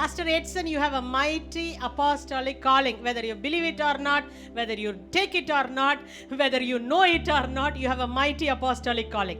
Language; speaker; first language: English; non-native, local second language; Tamil